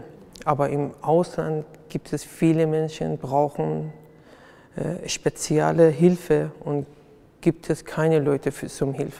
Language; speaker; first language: German; non-native, fluent; Persian